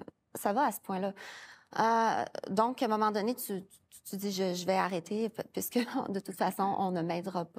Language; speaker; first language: French; native; French